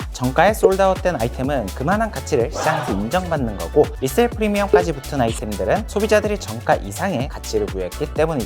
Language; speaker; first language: Korean; native; Korean